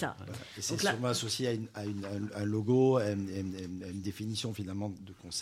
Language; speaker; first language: French; native; French